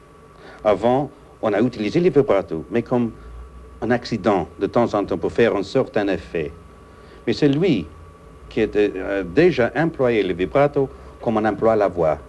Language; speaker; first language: French; non-native, fluent; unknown